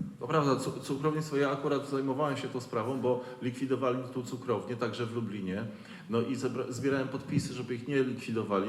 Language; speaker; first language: Polish; native; Polish